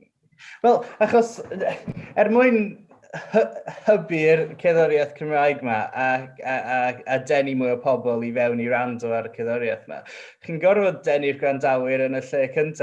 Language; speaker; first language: Welsh; non-native, local second language; English